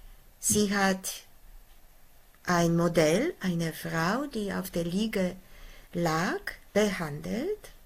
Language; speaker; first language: German; non-native, fluent; Polish